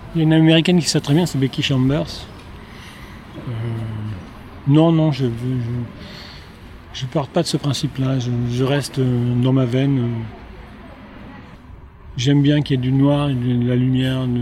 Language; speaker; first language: French; native; French